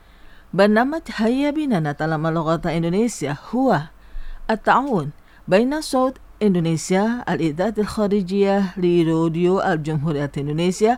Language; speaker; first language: Arabic; non-native, fluent; Indonesian